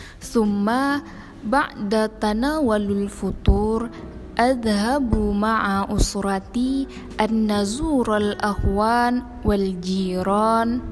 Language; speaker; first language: Arabic; non-native, learner; Indonesian